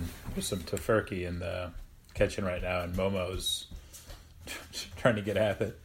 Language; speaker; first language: English; native; English